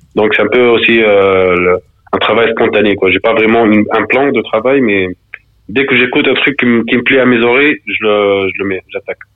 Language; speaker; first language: French; non-native, local second language; Arabic